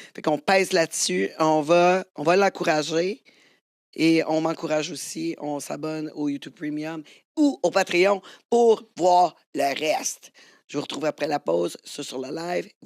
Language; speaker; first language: French; native; French